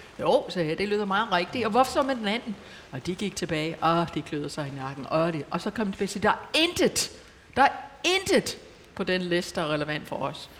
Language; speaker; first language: Danish; non-native, fluent; English